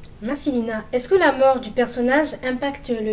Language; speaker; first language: French; native; French